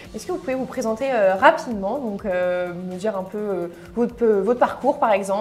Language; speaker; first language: French; native; French